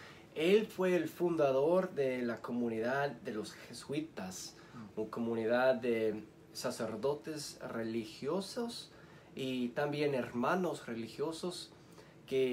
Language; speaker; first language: Spanish; early bilingual, heritage; Spanish